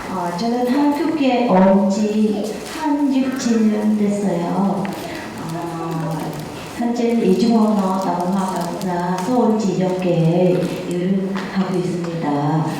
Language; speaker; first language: Korean; non-native, learner; Vietnamese